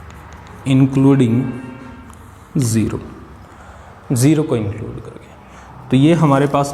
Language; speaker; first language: Hindi; native; Hindi